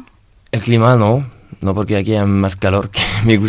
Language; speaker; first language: Spanish; non-native, learner; French